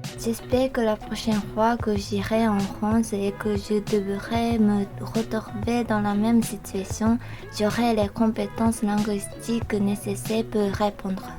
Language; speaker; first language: French; non-native, learner; Japanese